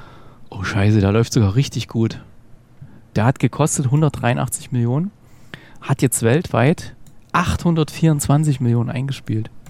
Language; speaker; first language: German; native; German